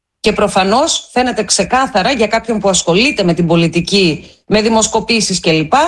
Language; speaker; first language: Greek; native; Greek